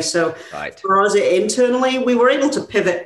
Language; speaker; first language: English; native; English